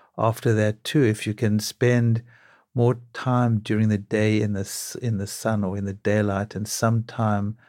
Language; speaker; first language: English; native; English